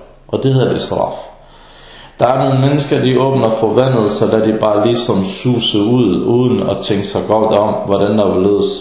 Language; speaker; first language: Danish; early bilingual, other home language; Arabic